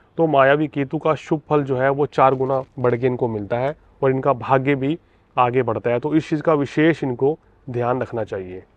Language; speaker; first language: Hindi; native; Hindi